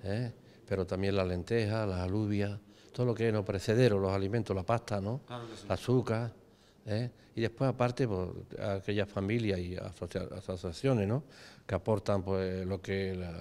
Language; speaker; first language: Spanish; native; Spanish